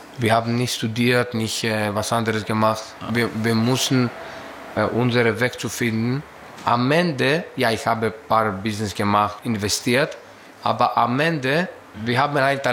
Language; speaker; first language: German; non-native, learner; Greek